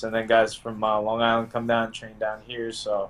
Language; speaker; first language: English; native; English